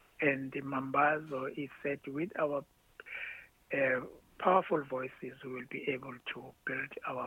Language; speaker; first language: English; non-native, local second language; Zulu